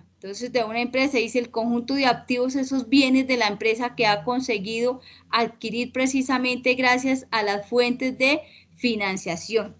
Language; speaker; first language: Spanish; native; Spanish